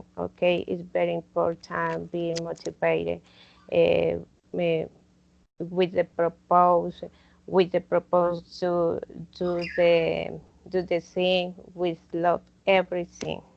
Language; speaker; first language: English; non-native, learner; Spanish